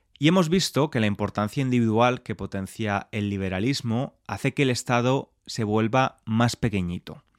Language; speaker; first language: Spanish; native; Spanish